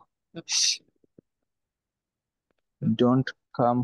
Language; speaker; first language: English; non-native, learner; Bangla